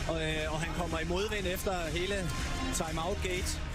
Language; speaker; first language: Danish; native; Danish